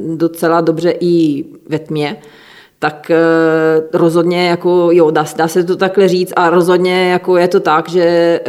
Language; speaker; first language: Czech; non-native, fluent; Italian